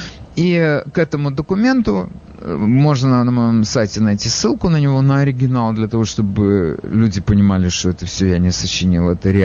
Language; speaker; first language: Russian; native; Russian